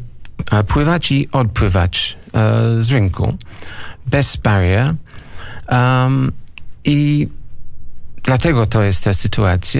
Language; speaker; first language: Polish; non-native, learner; English